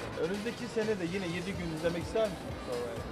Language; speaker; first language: Turkish; native; Turkish